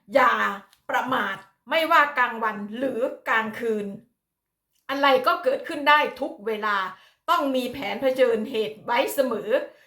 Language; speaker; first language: Thai; native; Thai